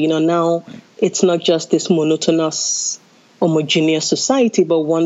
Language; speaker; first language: English; non-native, local second language; Yoruba